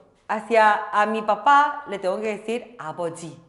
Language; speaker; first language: Spanish; non-native, local second language; Korean